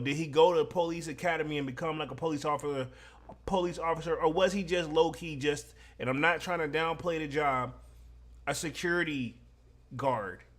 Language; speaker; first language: English; native; English